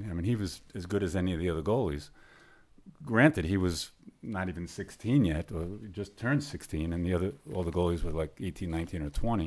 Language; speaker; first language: English; native; English